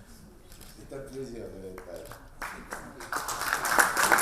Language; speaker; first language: French; non-native, local second language; Arabic